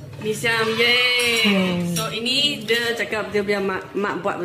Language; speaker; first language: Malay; non-native, local second language; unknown